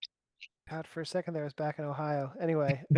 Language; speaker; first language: English; native; English